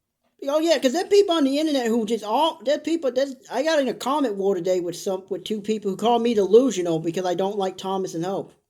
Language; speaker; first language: English; native; English